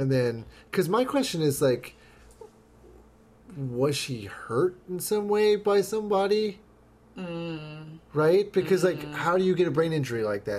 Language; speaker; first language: English; native; English